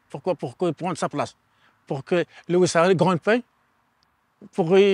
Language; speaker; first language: French; non-native, learner; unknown